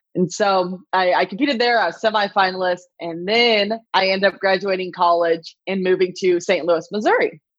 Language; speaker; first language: English; native; English